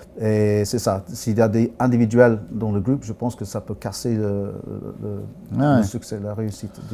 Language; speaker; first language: French; non-native, fluent; English